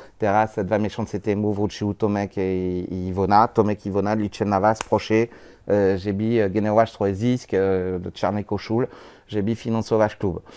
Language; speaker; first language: Polish; non-native, learner; French